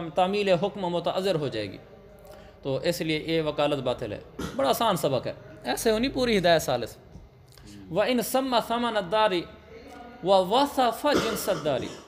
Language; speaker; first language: Urdu; native; Urdu